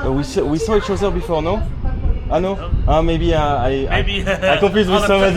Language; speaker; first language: English; non-native, fluent; French